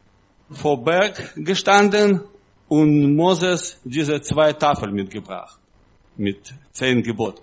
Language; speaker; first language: German; non-native, learner; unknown